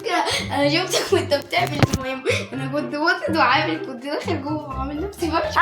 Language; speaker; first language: Arabic; native; Arabic